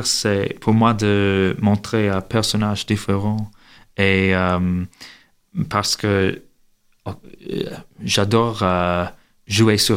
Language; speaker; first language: French; non-native, learner; English